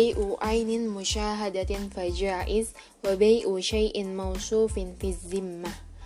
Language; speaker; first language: Arabic; non-native, fluent; Indonesian